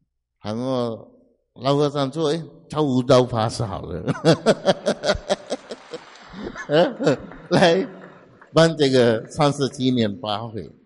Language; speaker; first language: Chinese; non-native, fluent; Sinhala